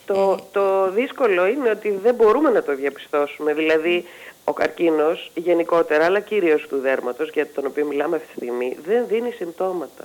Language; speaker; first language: Greek; native; Greek